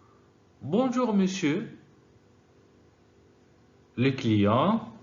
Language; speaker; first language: French; non-native, fluent; Arabic